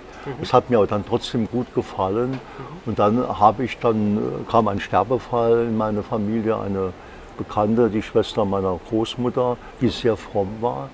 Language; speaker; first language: German; native; German